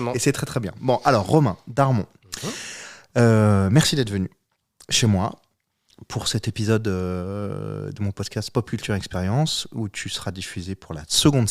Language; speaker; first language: French; native; French